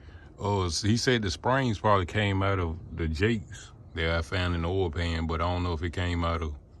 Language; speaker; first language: English; native; English